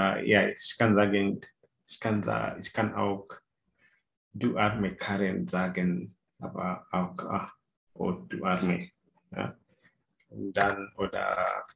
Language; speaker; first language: German; non-native, fluent; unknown